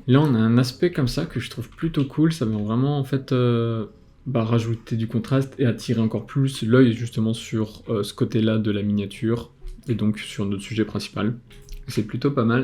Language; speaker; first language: French; native; French